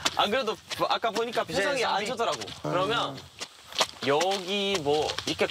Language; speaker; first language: Korean; non-native, fluent; Polish